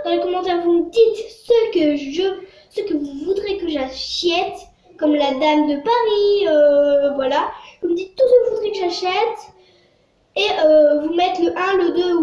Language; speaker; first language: French; native; French